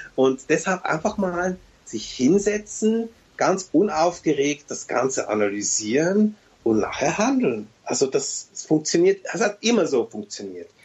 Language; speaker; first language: German; early bilingual, other home language; Turkish